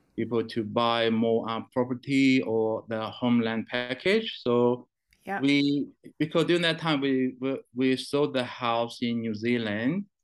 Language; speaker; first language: English; non-native, fluent; Chinese